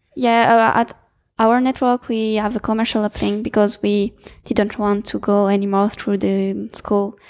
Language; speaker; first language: English; non-native, fluent; French